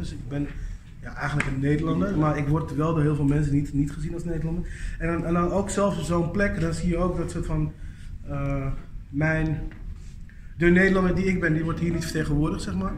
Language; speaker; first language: Dutch; native; Dutch